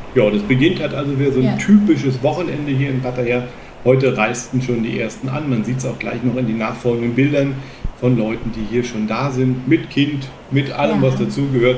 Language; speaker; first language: German; native; German